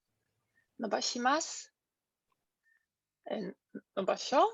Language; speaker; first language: Japanese; non-native, learner; Polish